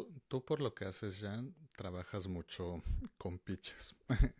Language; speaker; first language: Spanish; native; Spanish